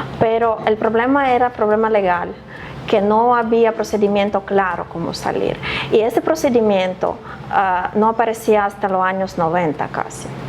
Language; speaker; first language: Spanish; non-native, fluent; Ukrainian